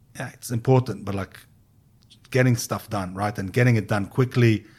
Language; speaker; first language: English; non-native, fluent; Hebrew